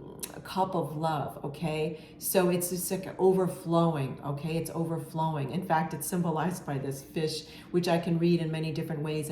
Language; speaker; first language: English; native; English